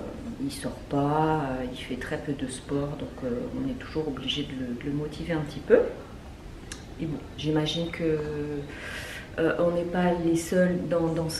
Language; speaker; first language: French; native; French